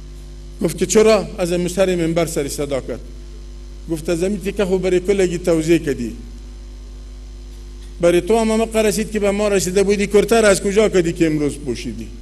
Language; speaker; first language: Persian; non-native, local second language; Pashto